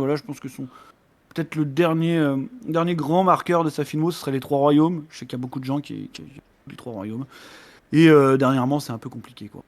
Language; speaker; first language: French; native; French